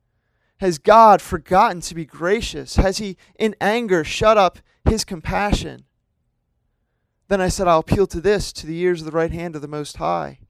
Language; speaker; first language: English; native; English